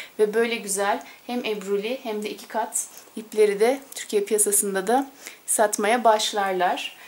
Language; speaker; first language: Turkish; native; Turkish